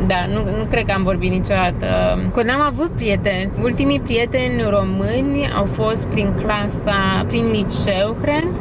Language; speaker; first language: Romanian; early bilingual, heritage; Romanian